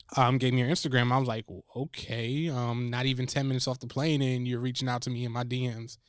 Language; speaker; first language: English; native; English